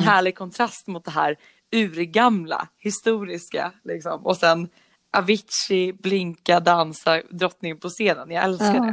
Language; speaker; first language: Swedish; native; Swedish